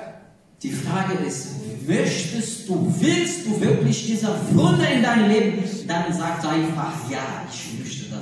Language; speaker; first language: German; non-native, learner; Portuguese